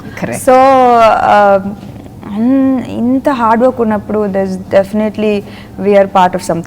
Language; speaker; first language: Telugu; non-native, fluent; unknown